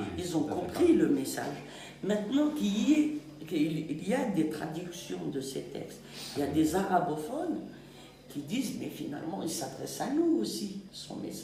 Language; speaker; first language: French; non-native, local second language; Kabyle